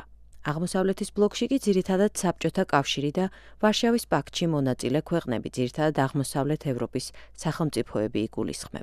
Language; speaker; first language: Georgian; native; Georgian